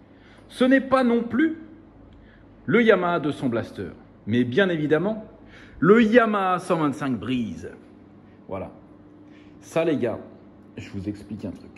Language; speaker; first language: French; native; French